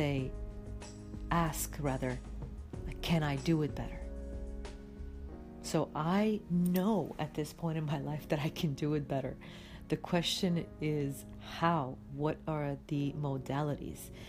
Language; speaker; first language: English; non-native, fluent; Romanian